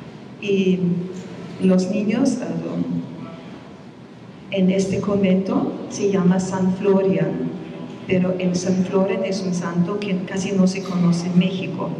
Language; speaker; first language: Spanish; non-native, fluent; German